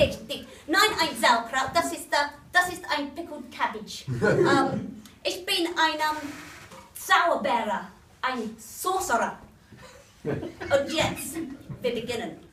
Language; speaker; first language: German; non-native, learner; English